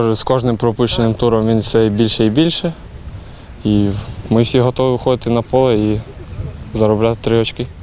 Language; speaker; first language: Ukrainian; native; Ukrainian